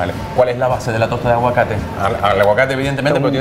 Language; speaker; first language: Spanish; native; Spanish